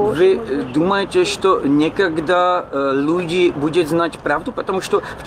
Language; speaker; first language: Russian; non-native, learner; Czech